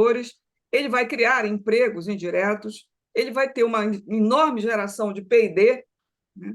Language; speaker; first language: Portuguese; native; Portuguese